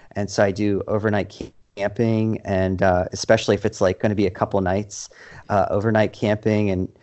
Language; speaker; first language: English; native; English